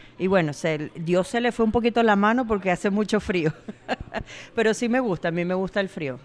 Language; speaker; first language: Spanish; native; Spanish